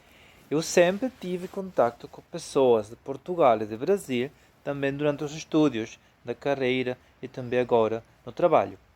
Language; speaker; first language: Portuguese; non-native, fluent; Spanish